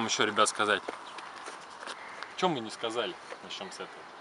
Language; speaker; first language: Russian; native; Russian